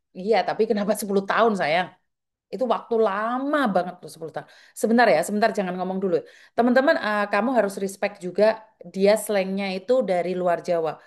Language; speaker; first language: Indonesian; native; Indonesian